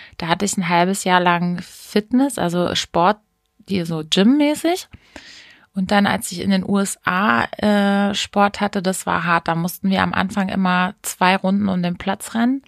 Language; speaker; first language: German; native; German